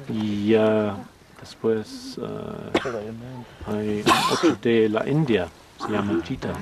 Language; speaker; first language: Spanish; non-native, learner; English